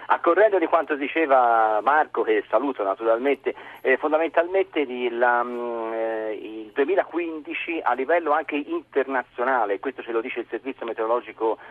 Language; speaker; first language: Italian; native; Italian